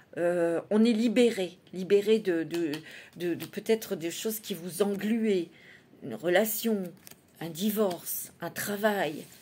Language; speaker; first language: French; native; French